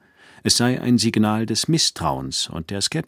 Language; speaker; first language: German; native; German